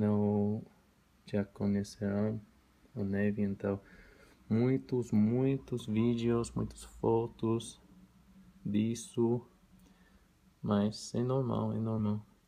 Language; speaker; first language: Portuguese; non-native, learner; Spanish